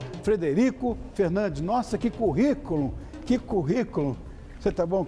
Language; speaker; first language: Portuguese; native; Portuguese